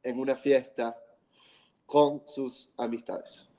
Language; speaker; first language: Spanish; non-native, fluent; English